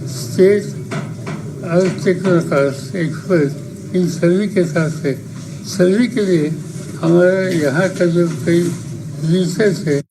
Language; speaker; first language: Hindi; non-native, local second language; Marathi